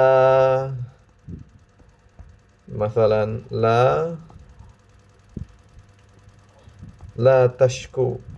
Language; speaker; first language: Arabic; non-native, fluent; Indonesian